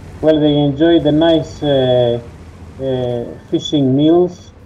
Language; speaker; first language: English; non-native, learner; Greek